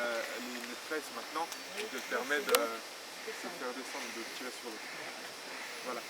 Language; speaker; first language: French; native; French